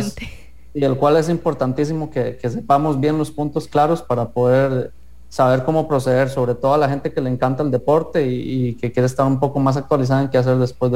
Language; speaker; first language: Spanish; native; Spanish